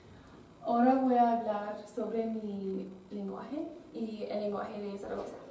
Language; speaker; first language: Spanish; non-native, learner; English